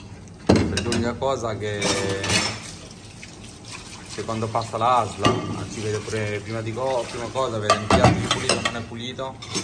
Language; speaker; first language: Italian; non-native, learner; Bangla